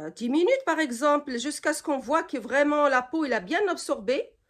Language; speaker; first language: French; non-native, local second language; Arabic